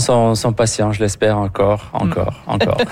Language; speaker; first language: French; native; French